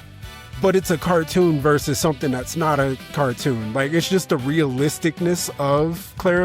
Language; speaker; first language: English; native; English